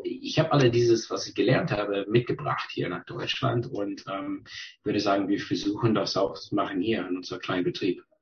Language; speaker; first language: German; non-native, fluent; English